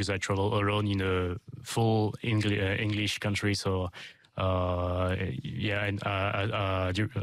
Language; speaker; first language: English; non-native, learner; French